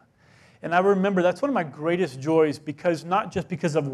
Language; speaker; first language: English; native; English